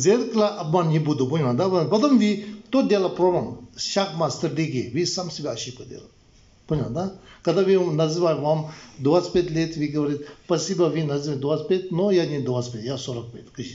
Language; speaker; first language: Russian; non-native, learner; Tibetan